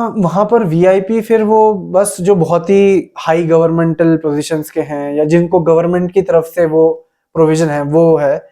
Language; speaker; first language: Hindi; native; Hindi